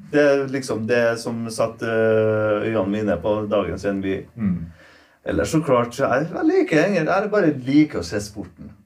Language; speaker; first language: Norwegian; non-native, local second language; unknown